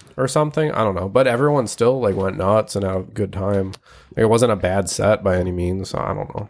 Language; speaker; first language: English; native; English